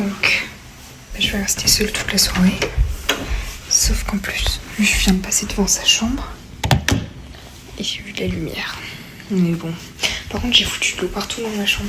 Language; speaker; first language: French; native; French